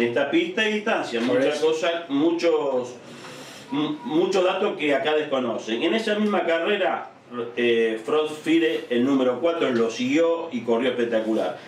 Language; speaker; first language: Spanish; native; Spanish